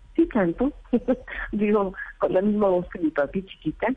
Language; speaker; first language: Spanish; native; Spanish